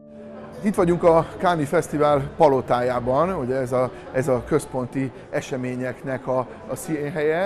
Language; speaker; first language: Hungarian; native; Hungarian